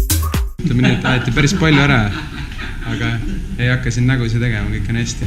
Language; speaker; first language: Estonian; native; Estonian